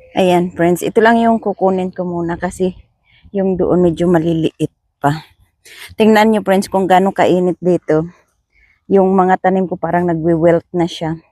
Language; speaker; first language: Filipino; non-native, local second language; Masbatenyo